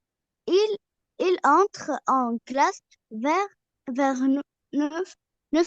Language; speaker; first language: French; non-native, learner; Arabic